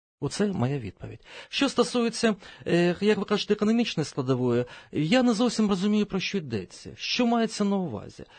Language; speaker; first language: Ukrainian; non-native, local second language; Russian